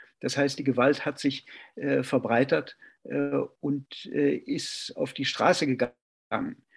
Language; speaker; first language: German; native; German